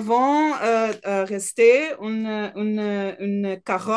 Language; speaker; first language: French; non-native, learner; Portuguese